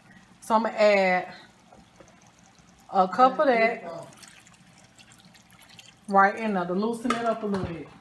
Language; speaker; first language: English; native; English